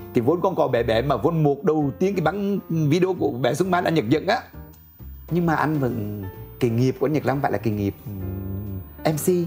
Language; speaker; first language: Vietnamese; native; Vietnamese